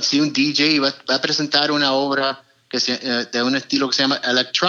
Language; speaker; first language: Spanish; early bilingual, heritage; Spanish